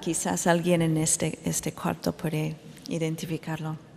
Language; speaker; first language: Spanish; non-native, fluent; English